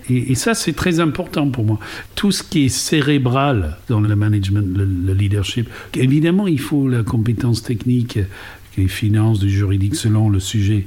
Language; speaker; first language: French; non-native, fluent; English